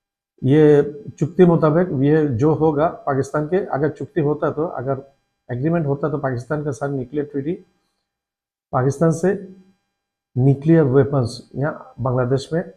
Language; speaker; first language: Hindi; non-native, learner; Bangla